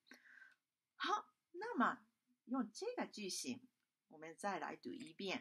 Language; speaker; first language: Chinese; non-native, fluent; Japanese